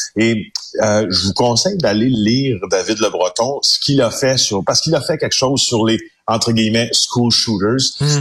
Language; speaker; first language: French; native; French